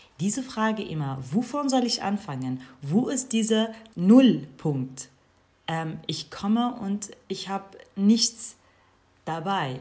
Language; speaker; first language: German; non-native, fluent; Kurdish